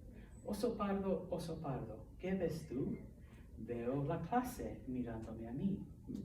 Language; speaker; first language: Spanish; early bilingual, heritage; Spanish